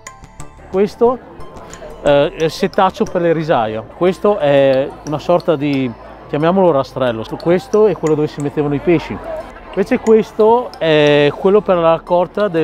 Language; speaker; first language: Italian; early bilingual, other home language; Khmer